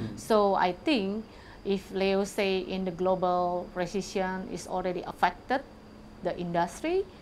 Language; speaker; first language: English; non-native, fluent; Indonesian